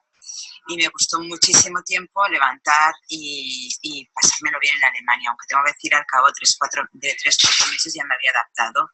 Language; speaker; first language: Spanish; native; Spanish